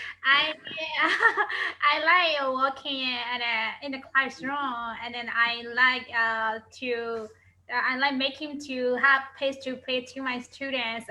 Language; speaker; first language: English; non-native, learner; Burmese